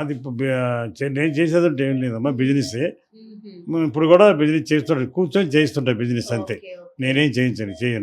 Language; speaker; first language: Telugu; native; Telugu